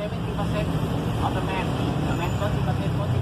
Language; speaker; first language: English; non-native, learner; Thai